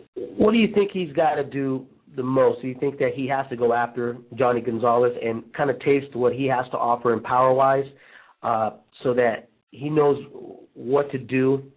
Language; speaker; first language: English; early bilingual, other home language; Spanish